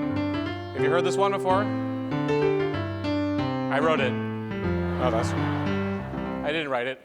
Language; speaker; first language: English; native; English